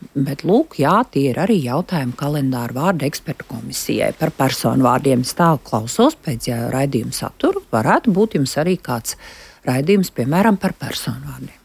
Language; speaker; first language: Latvian; native; Latvian